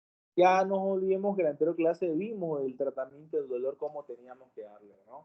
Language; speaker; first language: Spanish; native; Spanish